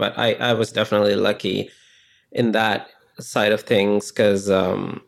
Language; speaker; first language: English; non-native, local second language; Sinhala